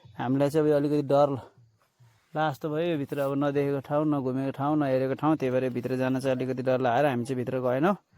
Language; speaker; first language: Nepali; non-native, local second language; Rana Tharu